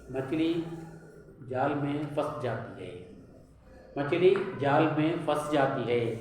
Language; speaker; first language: Hindi; non-native, local second language; Tamil